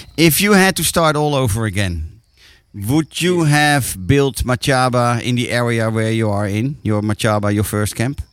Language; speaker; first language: English; non-native, fluent; Dutch